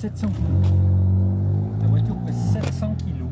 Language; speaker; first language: French; native; French